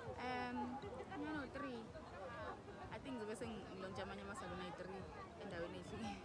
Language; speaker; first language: Zulu; native; Zulu